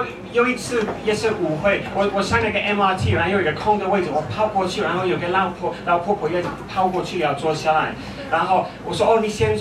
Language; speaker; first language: Chinese; non-native, fluent; English